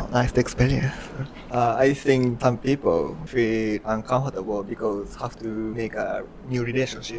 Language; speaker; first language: English; non-native, learner; Japanese